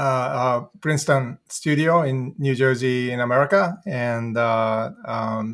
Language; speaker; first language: English; native; English